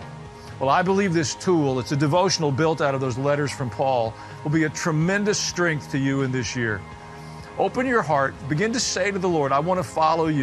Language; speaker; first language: English; native; English